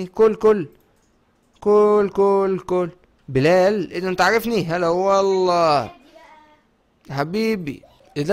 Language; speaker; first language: Arabic; native; Arabic